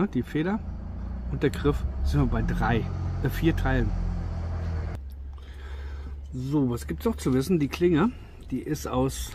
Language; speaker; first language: German; native; German